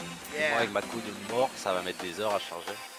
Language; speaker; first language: French; native; French